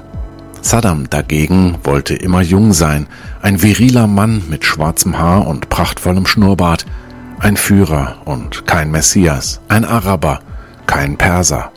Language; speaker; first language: German; native; German